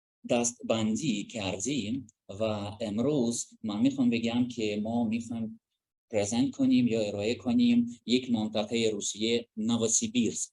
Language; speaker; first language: Persian; non-native, learner; Russian